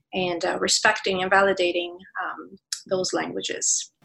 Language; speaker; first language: English; non-native, fluent; Portuguese